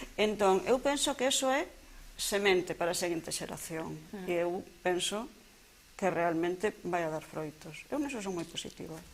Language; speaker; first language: Galician; non-native, local second language; Spanish